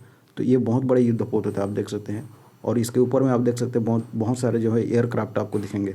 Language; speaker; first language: Hindi; native; Hindi